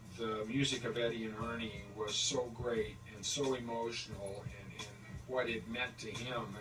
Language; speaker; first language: English; native; English